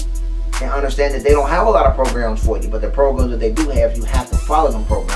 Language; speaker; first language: English; native; English